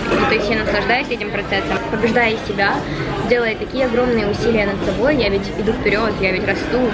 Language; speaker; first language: Russian; native; Russian